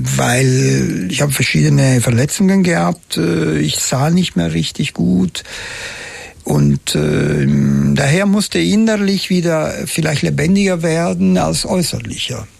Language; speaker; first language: German; non-native, fluent; Italian